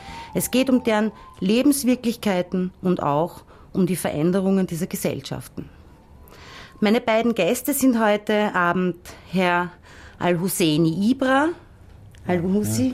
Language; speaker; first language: German; native; German